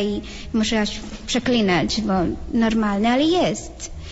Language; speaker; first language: Polish; non-native, fluent; Spanish